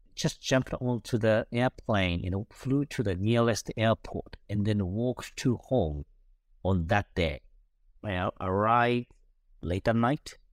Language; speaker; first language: English; non-native, fluent; Japanese